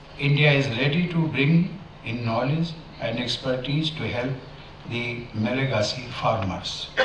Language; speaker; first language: English; non-native, local second language; Hindi